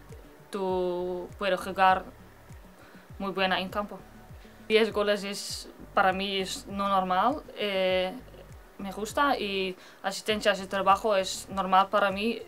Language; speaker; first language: Spanish; non-native, learner; Dutch